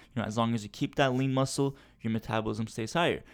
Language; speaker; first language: English; early bilingual, other home language; Turkish